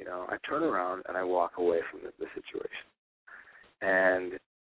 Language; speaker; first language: English; native; English